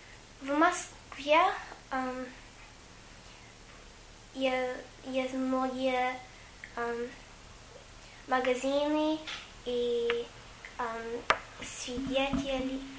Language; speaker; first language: Russian; non-native, learner; English